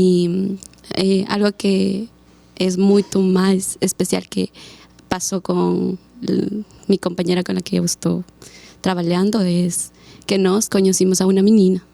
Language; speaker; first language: Portuguese; non-native, learner; Spanish